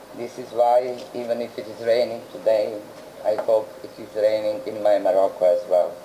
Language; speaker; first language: English; non-native, fluent; Serbian